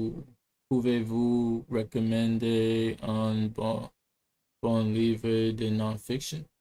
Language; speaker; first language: French; non-native, learner; English